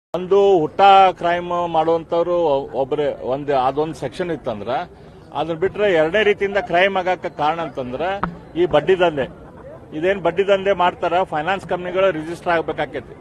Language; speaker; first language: Kannada; native; Kannada